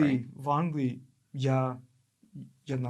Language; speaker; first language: Russian; non-native, learner; English